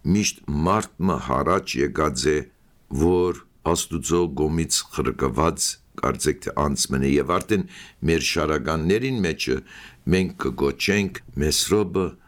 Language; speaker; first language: Armenian; early bilingual, heritage; Armenian